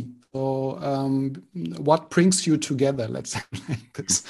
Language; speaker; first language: English; non-native, fluent; German